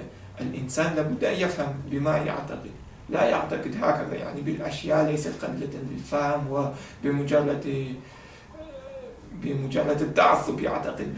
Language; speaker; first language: Arabic; non-native, fluent; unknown